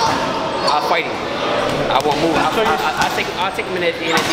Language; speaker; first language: English; native; English